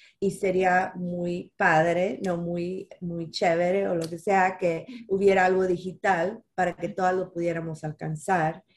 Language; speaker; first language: Spanish; early bilingual, heritage; Spanish